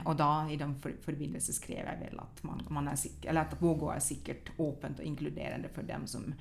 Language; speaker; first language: Norwegian; non-native, fluent; Finnish